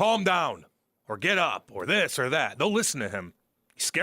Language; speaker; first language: English; native; English